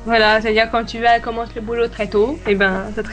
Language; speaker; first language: French; native; French